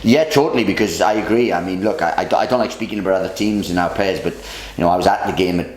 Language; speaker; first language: English; native; English